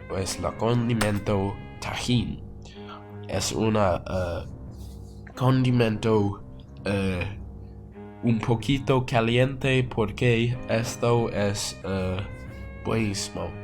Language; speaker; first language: Spanish; non-native, learner; English